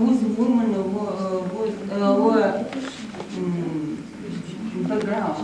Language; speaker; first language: English; non-native, learner; Russian